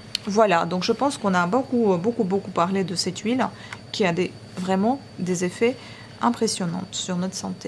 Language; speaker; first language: French; non-native, fluent; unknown